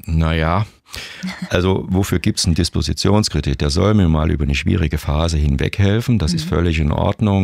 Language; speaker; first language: German; native; German